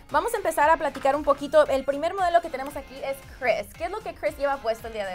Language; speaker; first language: Spanish; native; Spanish